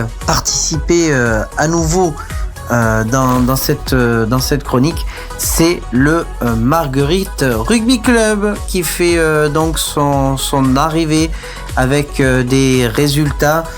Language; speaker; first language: French; native; French